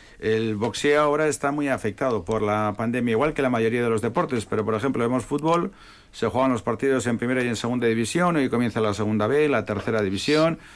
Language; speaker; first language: Spanish; native; Spanish